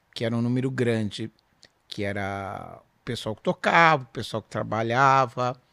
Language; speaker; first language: Portuguese; native; Portuguese